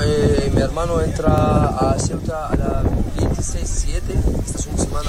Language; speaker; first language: Spanish; non-native, learner; Arabic